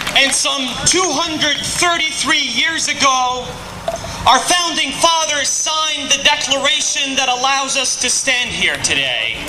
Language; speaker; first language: English; non-native, fluent; Arabic